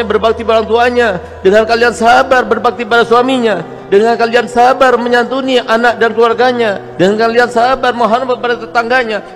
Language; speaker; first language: Indonesian; native; Indonesian